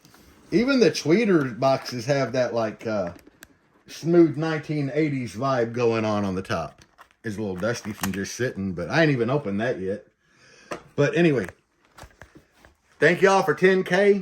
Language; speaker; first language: English; native; English